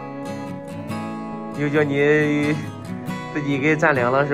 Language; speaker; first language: Chinese; native; Chinese